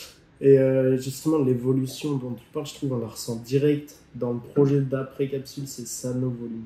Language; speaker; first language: French; native; French